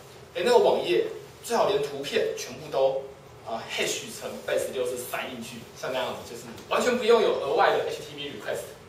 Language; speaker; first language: Chinese; native; Chinese